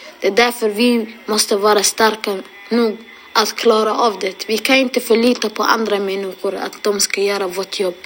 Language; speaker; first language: Swedish; non-native, local second language; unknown